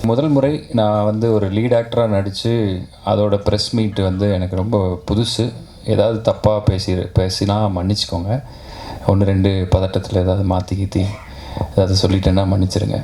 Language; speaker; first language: Tamil; native; Tamil